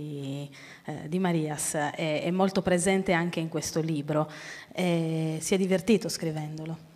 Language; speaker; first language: Italian; native; Italian